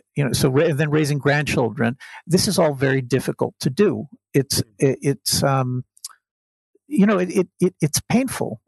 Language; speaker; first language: English; native; English